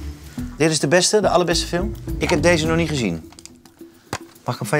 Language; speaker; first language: Dutch; native; Dutch